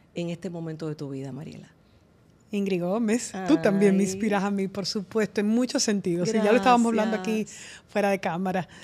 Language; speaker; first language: Spanish; native; Spanish